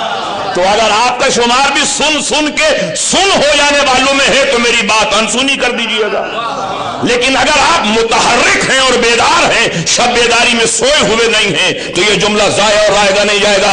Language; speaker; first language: Urdu; native; Urdu